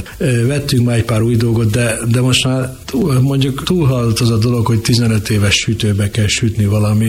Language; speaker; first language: Hungarian; native; Hungarian